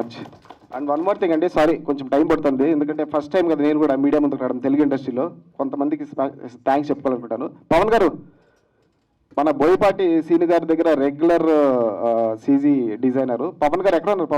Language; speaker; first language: Telugu; native; Telugu